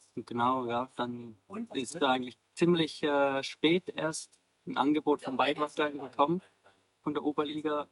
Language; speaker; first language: German; native; German